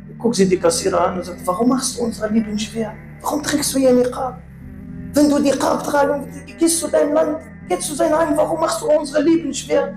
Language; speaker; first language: German; non-native, fluent; Arabic